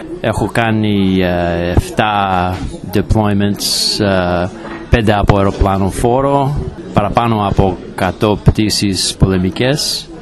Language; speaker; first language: Greek; early bilingual, heritage; English